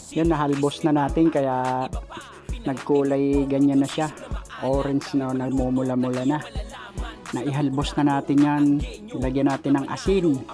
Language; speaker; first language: Filipino; non-native, local second language; Bikol